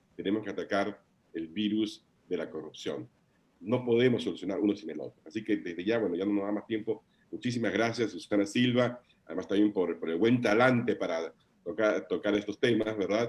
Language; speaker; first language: Spanish; native; Spanish